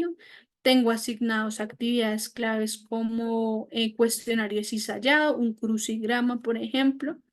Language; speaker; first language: Spanish; native; Spanish